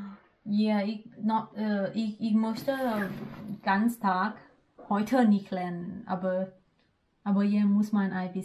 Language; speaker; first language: German; non-native, learner; Thai